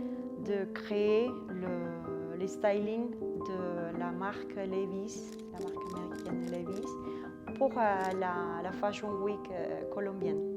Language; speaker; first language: French; non-native, fluent; Spanish